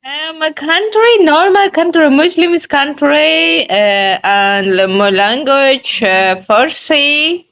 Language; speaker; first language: English; non-native, learner; Tajik